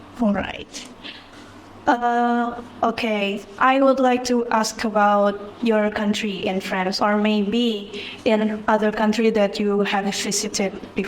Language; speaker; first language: English; non-native, fluent; Indonesian